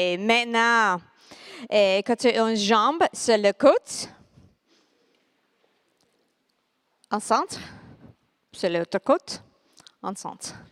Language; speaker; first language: French; non-native, learner; English